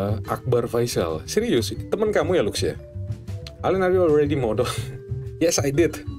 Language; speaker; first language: English; non-native, learner; Indonesian